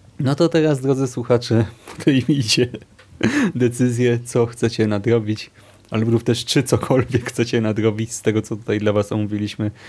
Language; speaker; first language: Polish; native; Polish